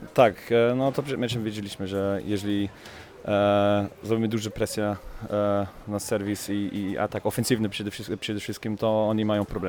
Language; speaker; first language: Polish; non-native, fluent; German